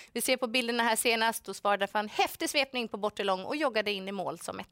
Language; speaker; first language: Swedish; native; Swedish